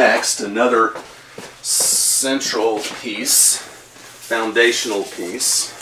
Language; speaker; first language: English; native; English